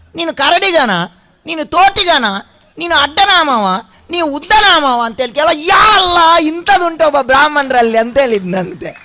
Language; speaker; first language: Kannada; non-native, local second language; Tulu